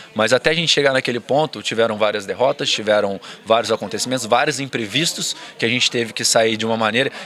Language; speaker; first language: Portuguese; native; Portuguese